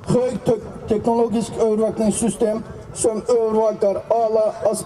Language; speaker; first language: Swedish; non-native, learner; Uyghur